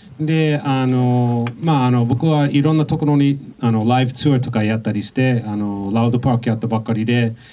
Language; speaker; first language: Japanese; non-native, fluent; English